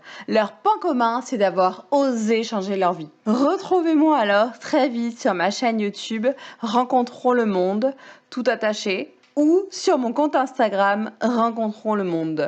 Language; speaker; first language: French; native; French